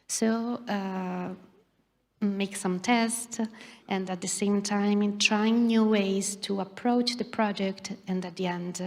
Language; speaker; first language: English; non-native, fluent; Italian